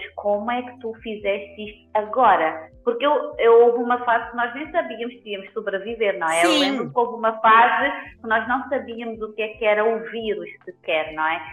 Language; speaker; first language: Portuguese; non-native, local second language; Kabuverdianu